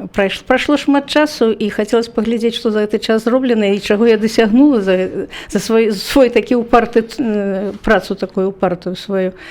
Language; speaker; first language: Belarusian; native; Belarusian